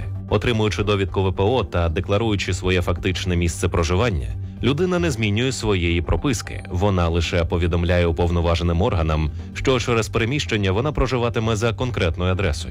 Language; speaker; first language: Ukrainian; native; Ukrainian